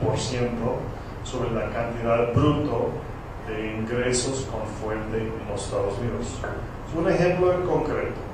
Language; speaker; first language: Spanish; non-native, fluent; English